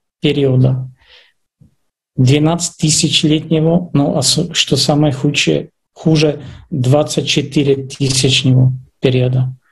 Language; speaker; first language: Russian; non-native, fluent; Czech